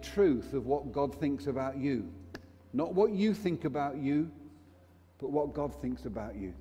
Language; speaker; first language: English; native; English